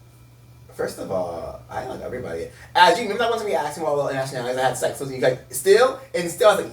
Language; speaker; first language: English; native; English